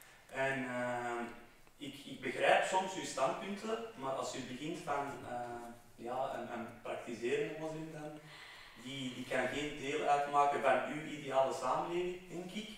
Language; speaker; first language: Dutch; non-native, fluent; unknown